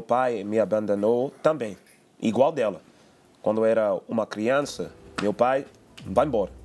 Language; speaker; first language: Portuguese; non-native, learner; English